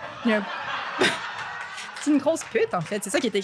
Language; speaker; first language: French; native; French